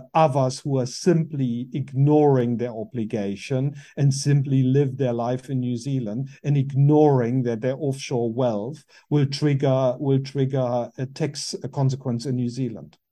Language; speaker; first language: English; non-native, fluent; German